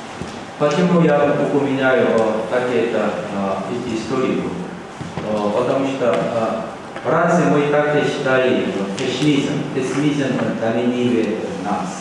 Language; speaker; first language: Russian; non-native, learner; Korean